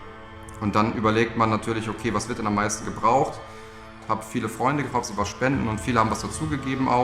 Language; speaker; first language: German; native; German